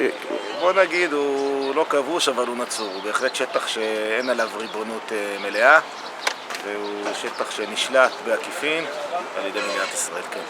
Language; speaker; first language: Hebrew; native; Hebrew